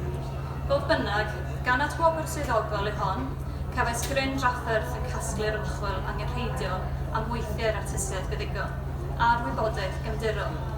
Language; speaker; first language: Welsh; native; Welsh